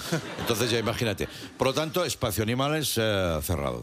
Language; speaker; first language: Spanish; native; Spanish